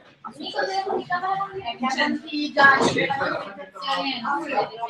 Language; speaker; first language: Italian; native; Italian